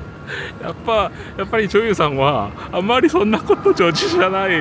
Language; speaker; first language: Japanese; non-native, learner; Korean